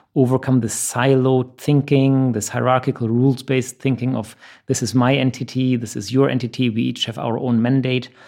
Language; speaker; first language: English; non-native, fluent; German